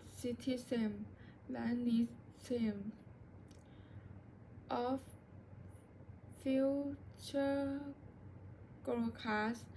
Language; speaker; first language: English; non-native, learner; Thai